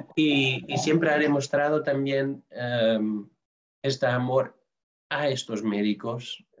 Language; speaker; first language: Spanish; non-native, fluent; Dutch